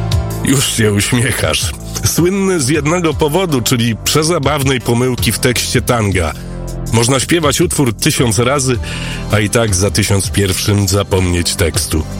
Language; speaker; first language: Polish; native; Polish